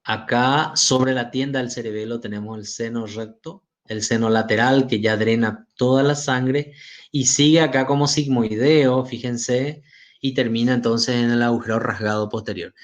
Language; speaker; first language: Spanish; native; Spanish